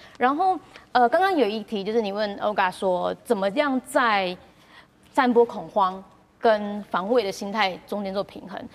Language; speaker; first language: Chinese; native; Chinese